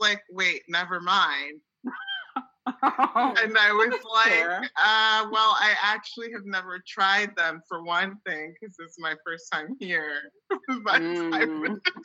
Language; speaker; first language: English; early bilingual, other home language; Akan